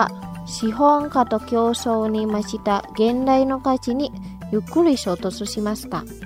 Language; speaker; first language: Japanese; non-native, fluent; Indonesian